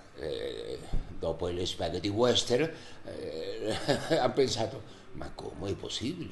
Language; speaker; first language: Italian; non-native, learner; Spanish